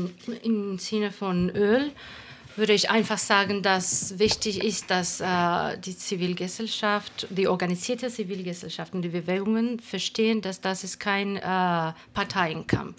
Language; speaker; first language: German; non-native, fluent; Spanish